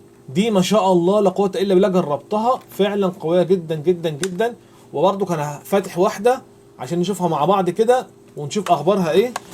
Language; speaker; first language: Arabic; native; Arabic